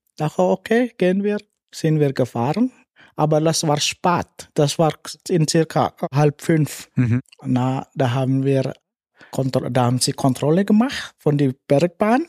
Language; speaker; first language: German; non-native, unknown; Indonesian